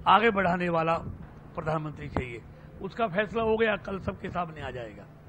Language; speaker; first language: Hindi; native; Hindi